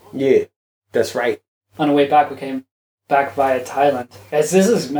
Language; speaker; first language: English; native; English